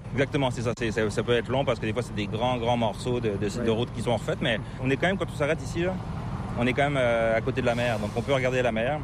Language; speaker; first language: French; native; French